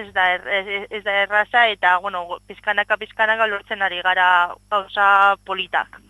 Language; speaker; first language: Basque; non-native, local second language; Spanish